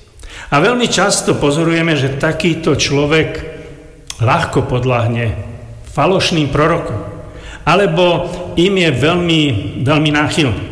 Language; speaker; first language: Slovak; native; Slovak